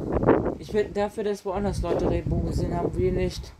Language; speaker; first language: German; native; German